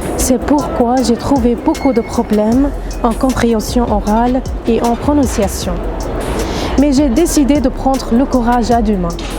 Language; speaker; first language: French; non-native, fluent; Arabic